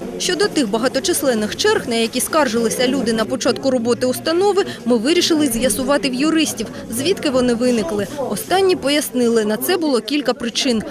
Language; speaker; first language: Ukrainian; native; Ukrainian